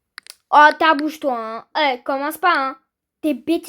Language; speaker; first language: French; native; French